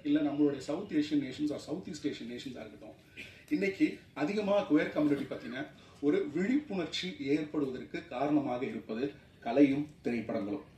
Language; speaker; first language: Tamil; native; Tamil